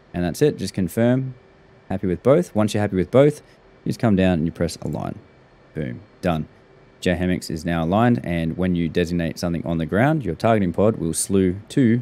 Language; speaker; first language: English; native; English